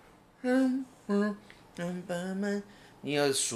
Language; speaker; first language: Chinese; native; Chinese